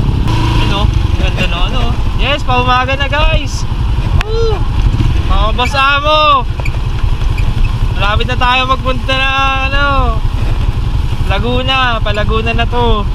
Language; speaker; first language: Filipino; native; Filipino